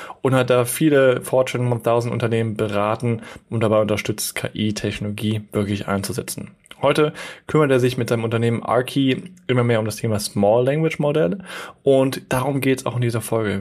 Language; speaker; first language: German; native; German